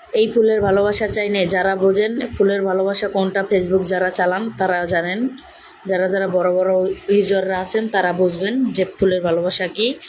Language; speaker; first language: Bangla; native; Bangla